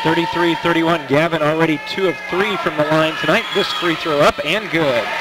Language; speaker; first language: English; native; English